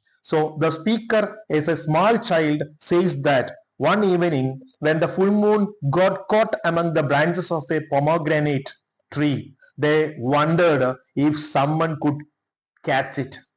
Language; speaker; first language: English; non-native, local second language; Malayalam